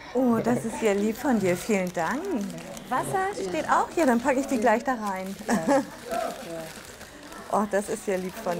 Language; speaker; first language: German; native; German